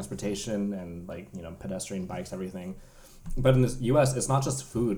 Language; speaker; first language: English; native; English